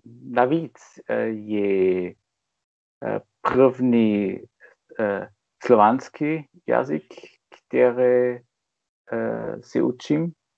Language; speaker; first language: Czech; non-native, learner; German